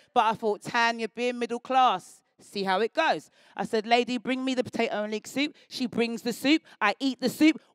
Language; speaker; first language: English; native; English